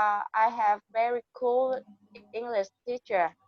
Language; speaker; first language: English; non-native, learner; Vietnamese